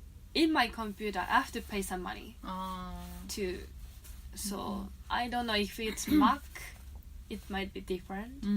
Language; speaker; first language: English; non-native, fluent; Japanese